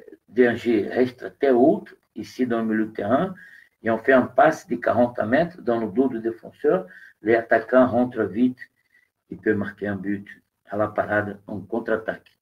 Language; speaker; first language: French; non-native, learner; Portuguese